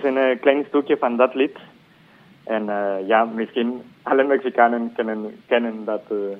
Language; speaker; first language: Dutch; non-native, fluent; Spanish